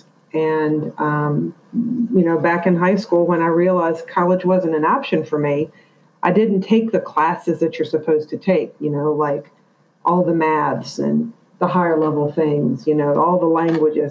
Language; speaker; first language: English; native; English